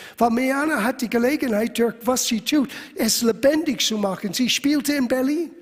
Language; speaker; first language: German; non-native, fluent; English